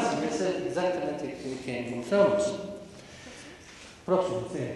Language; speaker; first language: Spanish; non-native, fluent; English